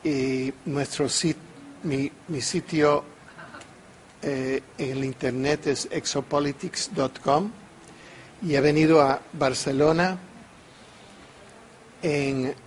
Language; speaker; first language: Spanish; non-native, fluent; English